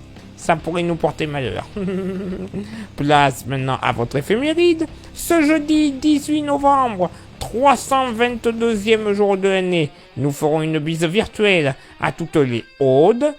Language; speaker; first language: French; native; French